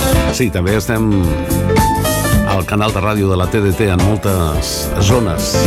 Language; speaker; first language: Catalan; native; Catalan